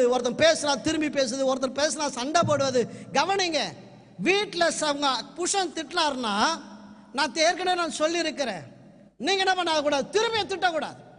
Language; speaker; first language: Tamil; native; Tamil